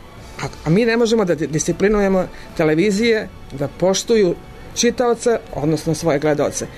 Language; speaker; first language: Serbian; native; Serbian